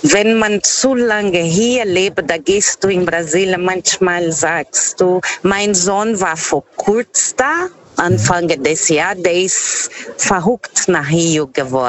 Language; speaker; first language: German; non-native, fluent; Portuguese